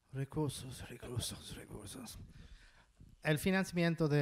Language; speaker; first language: Spanish; non-native, fluent; English